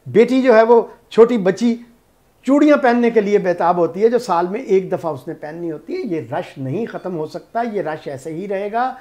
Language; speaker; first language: Urdu; non-native, local second language; Punjabi